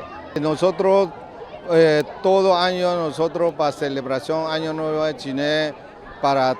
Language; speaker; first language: Spanish; non-native, learner; Chinese